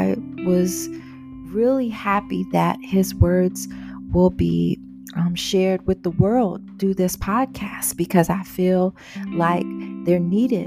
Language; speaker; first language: English; native; English